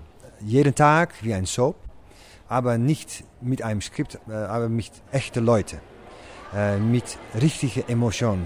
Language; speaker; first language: German; non-native, learner; Dutch